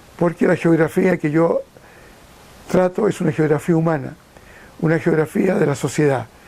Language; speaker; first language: Spanish; native; Spanish